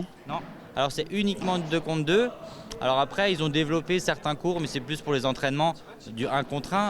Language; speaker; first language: French; native; French